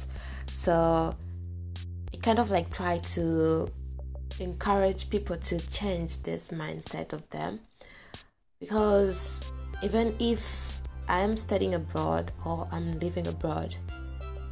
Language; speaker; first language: English; non-native, local second language; Swahili